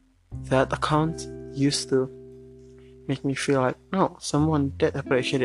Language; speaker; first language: English; non-native, fluent; Indonesian